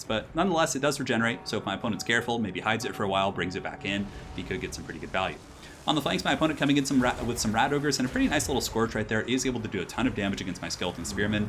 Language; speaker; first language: English; native; English